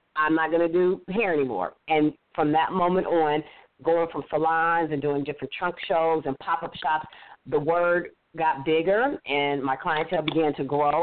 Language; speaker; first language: English; native; English